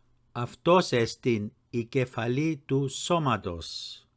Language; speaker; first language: Greek; non-native, fluent; English